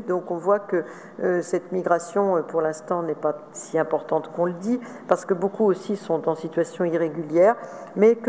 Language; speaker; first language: French; native; French